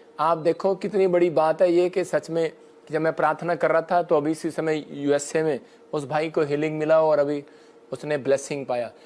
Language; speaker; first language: Hindi; non-native, local second language; Punjabi